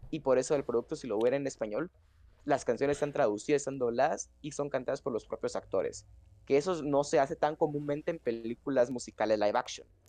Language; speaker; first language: Spanish; native; Spanish